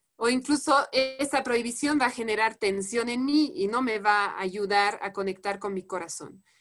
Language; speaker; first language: Spanish; non-native, fluent; French